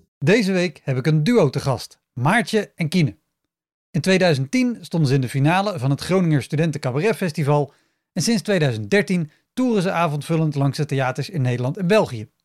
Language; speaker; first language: Dutch; native; Dutch